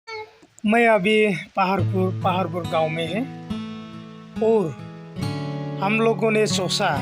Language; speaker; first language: Hindi; non-native, local second language; Bodo